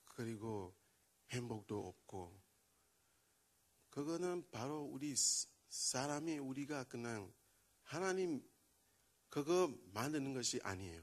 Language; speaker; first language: Korean; non-native, learner; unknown